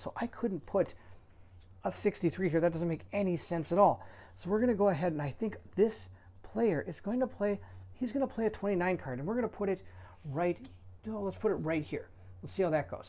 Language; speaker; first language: English; native; English